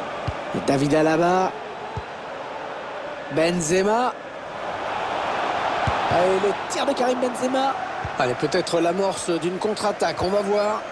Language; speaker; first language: French; native; French